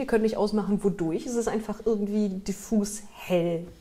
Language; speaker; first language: German; native; German